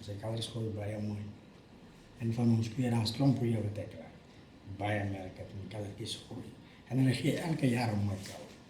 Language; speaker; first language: Afrikaans; non-native, local second language; Tswana